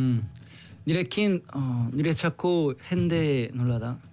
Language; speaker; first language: Basque; non-native, learner; Korean